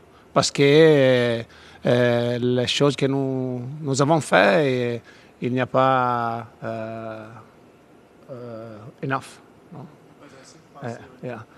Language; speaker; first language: French; non-native, fluent; Italian